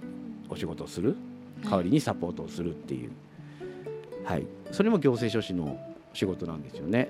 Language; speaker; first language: Japanese; native; Japanese